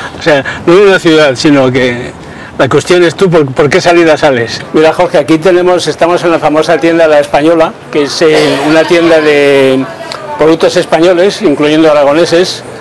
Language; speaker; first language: Spanish; native; Spanish